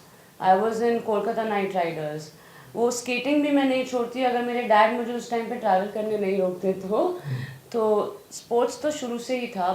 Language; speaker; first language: Hindi; native; Hindi